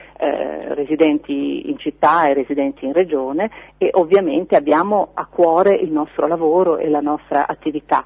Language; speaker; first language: Italian; native; Italian